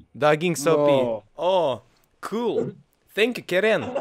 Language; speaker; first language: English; non-native, learner; Russian